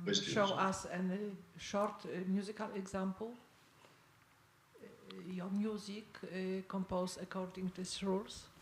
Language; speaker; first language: English; non-native, learner; Polish